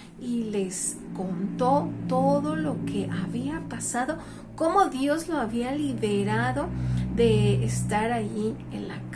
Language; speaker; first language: Spanish; native; Spanish